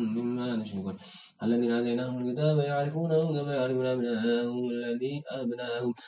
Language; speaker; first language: Arabic; non-native, learner; Indonesian